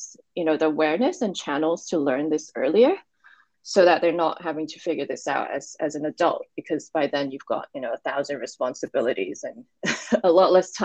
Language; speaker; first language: English; non-native, local second language; Cantonese